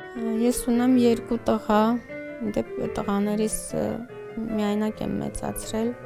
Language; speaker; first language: Armenian; native; Armenian